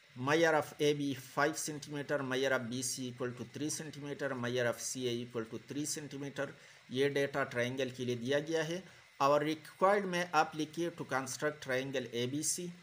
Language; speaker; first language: Urdu; non-native, local second language; Pashto